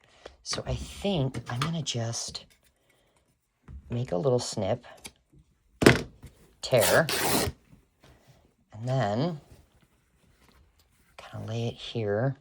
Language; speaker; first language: English; native; English